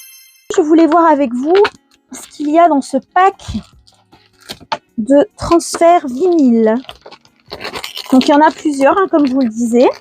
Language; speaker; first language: French; native; French